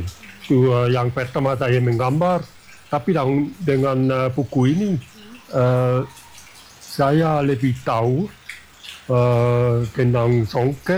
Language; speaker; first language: Indonesian; non-native, fluent; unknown